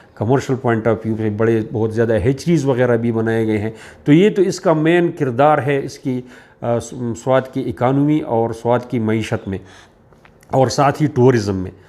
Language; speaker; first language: Urdu; non-native, local second language; Pashto